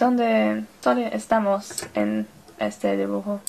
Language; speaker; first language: Spanish; non-native, learner; English